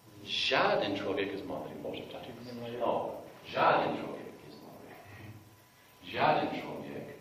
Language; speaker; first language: Polish; non-native, fluent; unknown